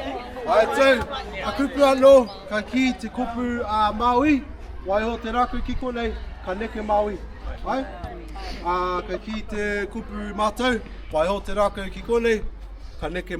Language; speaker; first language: Māori; non-native, learner; English